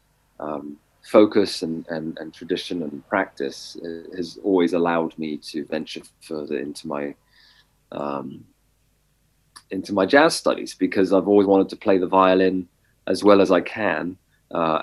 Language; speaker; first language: English; native; English